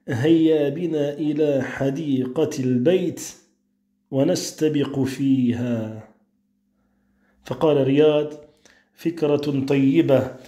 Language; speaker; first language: Arabic; non-native, fluent; French